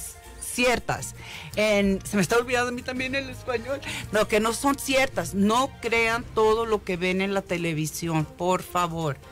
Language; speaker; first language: Spanish; early bilingual, heritage; Spanish